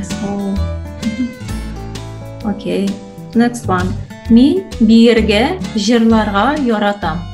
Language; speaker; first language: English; non-native, learner; Tatar